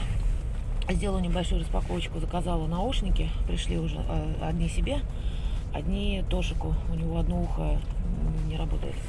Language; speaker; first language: Russian; native; Russian